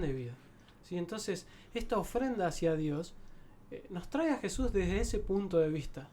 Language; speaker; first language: Spanish; native; Spanish